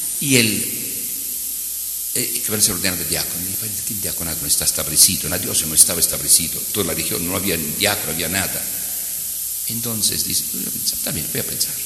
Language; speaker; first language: Spanish; non-native, fluent; Italian